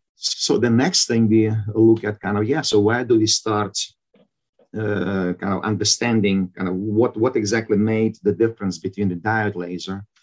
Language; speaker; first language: English; non-native, fluent; Ukrainian